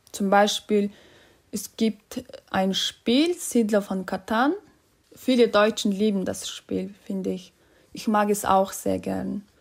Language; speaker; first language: German; non-native, fluent; Mongolian